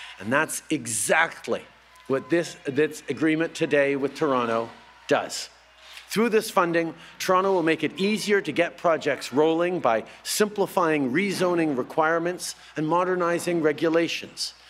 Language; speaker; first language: English; native; English